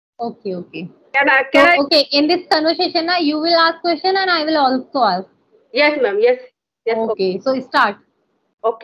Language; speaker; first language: English; non-native, local second language; Hindi